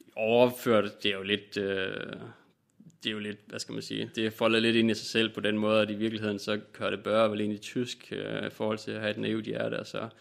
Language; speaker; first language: Danish; native; Danish